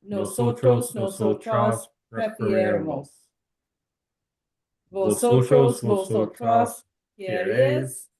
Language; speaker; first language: Spanish; non-native, learner; English